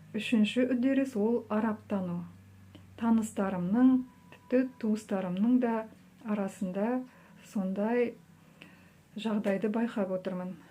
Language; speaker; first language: Kazakh; native; Kazakh